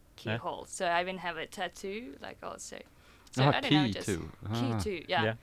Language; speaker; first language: English; non-native, fluent; Russian